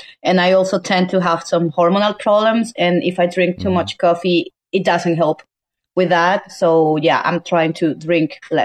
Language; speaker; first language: English; non-native, fluent; Spanish